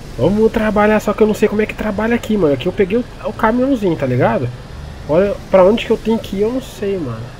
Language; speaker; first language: Portuguese; native; Portuguese